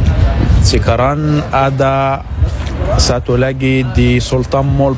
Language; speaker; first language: Indonesian; non-native, learner; Arabic